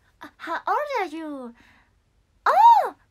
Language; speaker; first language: English; non-native, learner; Japanese